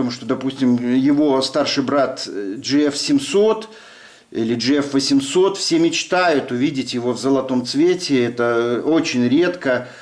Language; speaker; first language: Russian; native; Russian